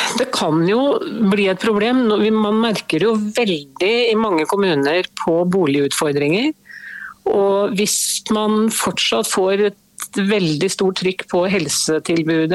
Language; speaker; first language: Norwegian; native; Norwegian